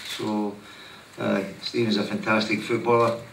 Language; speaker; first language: English; native; English